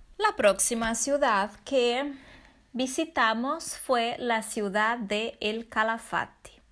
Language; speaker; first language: Spanish; non-native, fluent; Portuguese